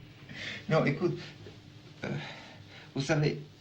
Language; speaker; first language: French; non-native, fluent; German